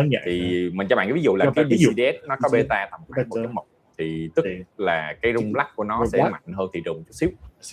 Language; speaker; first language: Vietnamese; native; Vietnamese